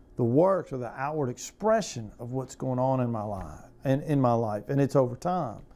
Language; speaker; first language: English; native; English